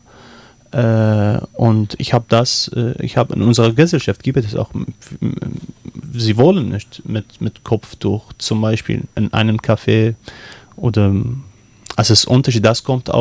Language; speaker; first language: German; non-native, learner; Arabic